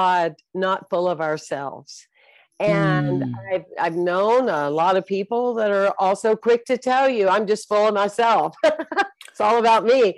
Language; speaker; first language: English; native; English